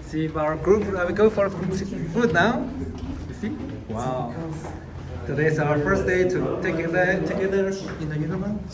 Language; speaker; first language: English; non-native, learner; Chinese